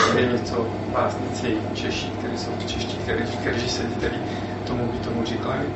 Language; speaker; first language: Czech; non-native, fluent; French